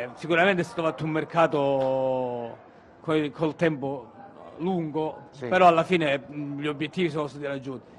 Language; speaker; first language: Italian; native; Italian